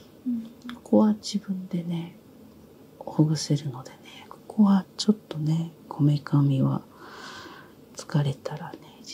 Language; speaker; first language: Japanese; native; Japanese